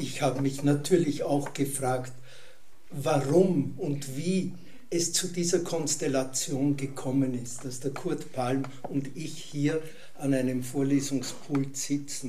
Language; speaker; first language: German; native; German